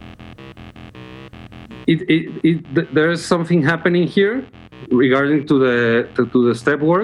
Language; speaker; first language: English; non-native, fluent; Spanish